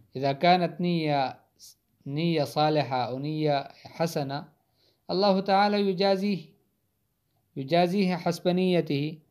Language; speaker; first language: Arabic; non-native, fluent; Hindi